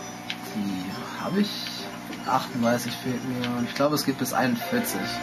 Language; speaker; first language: German; native; German